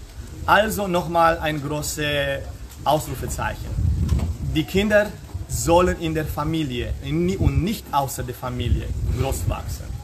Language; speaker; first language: German; non-native, fluent; Romanian